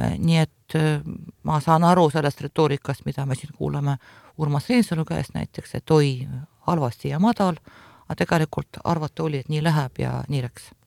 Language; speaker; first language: Estonian; non-native, local second language; Russian